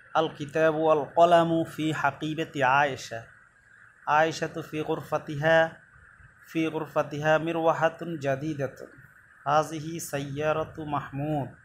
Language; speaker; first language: Arabic; non-native, fluent; Bangla